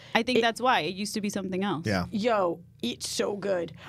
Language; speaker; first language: English; native; English